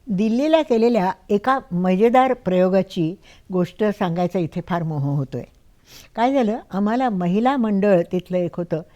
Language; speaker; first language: Marathi; native; Marathi